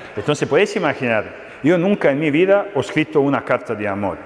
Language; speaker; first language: Spanish; non-native, fluent; Serbian